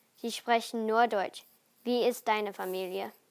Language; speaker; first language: German; early bilingual, heritage; German